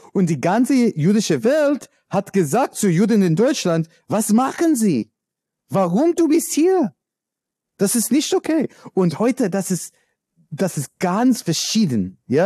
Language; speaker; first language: German; non-native, learner; English